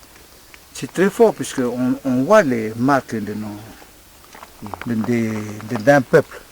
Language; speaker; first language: French; non-native, local second language; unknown